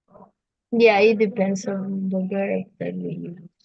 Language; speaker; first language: English; non-native, learner; Spanish